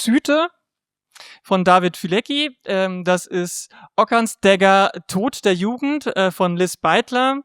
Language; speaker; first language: German; native; German